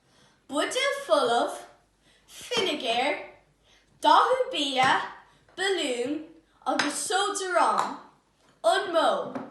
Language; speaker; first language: Irish; non-native, local second language; English